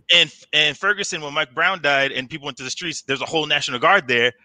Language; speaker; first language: English; native; English